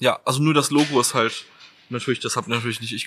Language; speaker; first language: German; native; German